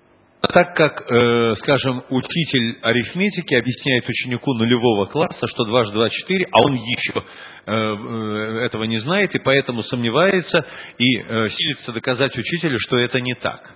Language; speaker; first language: Russian; native; Russian